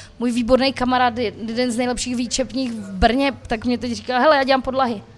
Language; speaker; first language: Czech; native; Czech